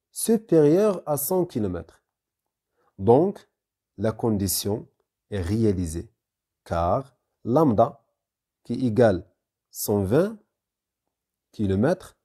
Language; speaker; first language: French; non-native, local second language; Arabic